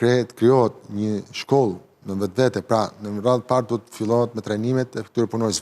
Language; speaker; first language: Albanian; native; Albanian